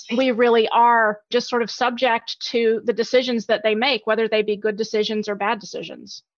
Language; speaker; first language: English; native; English